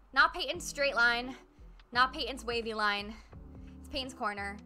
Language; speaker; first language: English; native; English